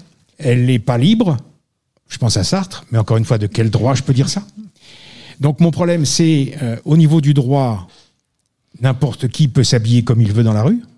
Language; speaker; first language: French; native; French